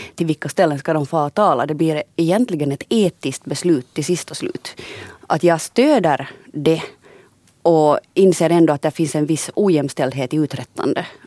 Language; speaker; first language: Swedish; native; Swedish